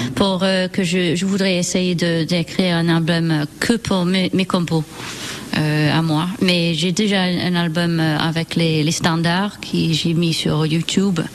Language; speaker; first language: French; non-native, learner; English